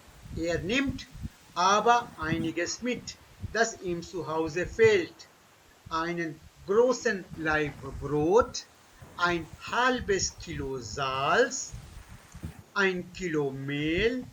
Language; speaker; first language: German; non-native, fluent; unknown